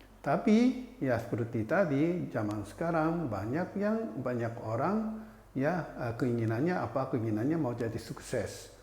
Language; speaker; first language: Indonesian; non-native, fluent; Japanese